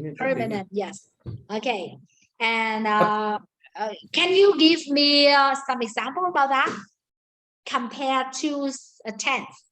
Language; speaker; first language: English; non-native, learner; Vietnamese